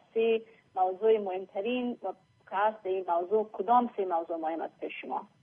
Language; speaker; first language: Persian; early bilingual, heritage; Persian